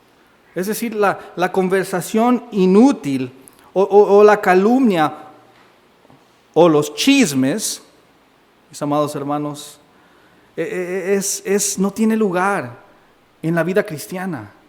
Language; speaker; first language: Spanish; native; Spanish